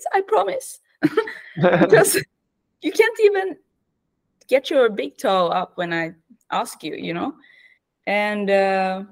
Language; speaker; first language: English; non-native, fluent; Norwegian